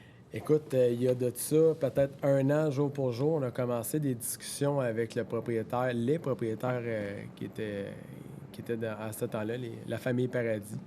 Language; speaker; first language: French; native; French